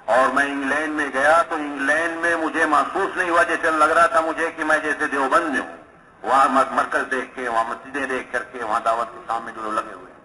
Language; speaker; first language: Urdu; native; Urdu